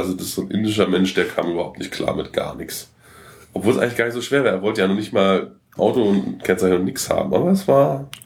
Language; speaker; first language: German; native; German